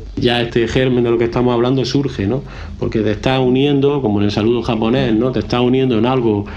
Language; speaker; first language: Spanish; native; Spanish